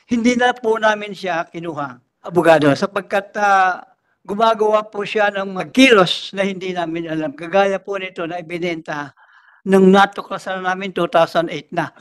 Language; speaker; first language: Filipino; native; Filipino